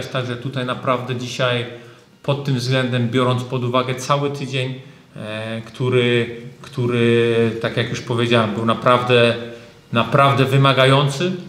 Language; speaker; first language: Polish; early bilingual, heritage; German